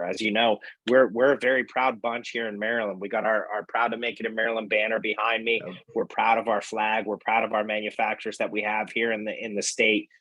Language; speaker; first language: English; native; English